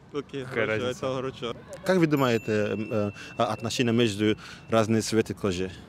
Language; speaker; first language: Russian; non-native, learner; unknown